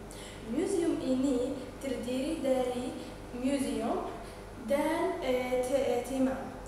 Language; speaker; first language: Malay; non-native, learner; Arabic